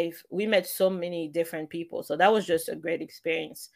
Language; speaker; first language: English; non-native, fluent; French